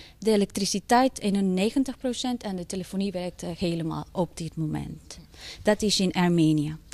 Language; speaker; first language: Dutch; non-native, fluent; Spanish